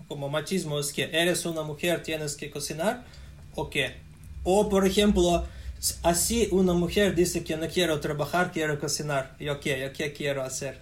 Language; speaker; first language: Spanish; non-native, learner; Russian